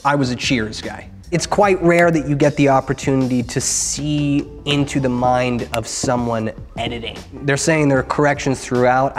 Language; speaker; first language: English; native; English